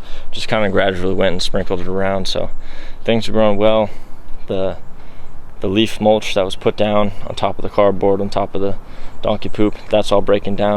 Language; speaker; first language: English; native; English